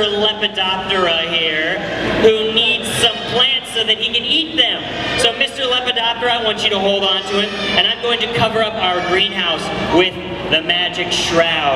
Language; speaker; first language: English; native; English